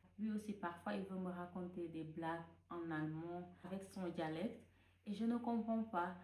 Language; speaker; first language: French; non-native, local second language; Wolof